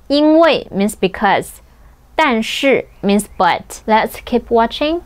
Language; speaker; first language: English; non-native, fluent; Chinese